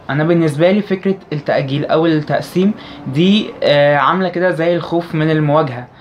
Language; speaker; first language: Arabic; native; Arabic